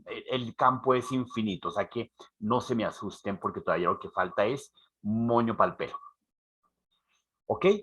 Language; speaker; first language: Spanish; native; Spanish